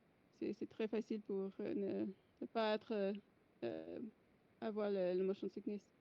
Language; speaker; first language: French; non-native, fluent; English